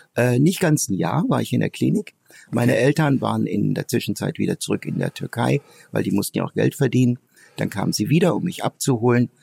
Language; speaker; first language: German; early bilingual, other home language; Turkish